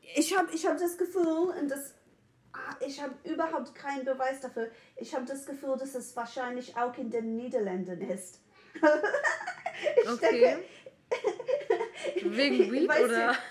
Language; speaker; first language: German; non-native, fluent; English